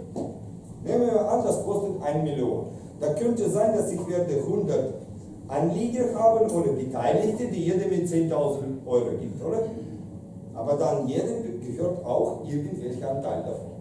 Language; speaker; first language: German; non-native, fluent; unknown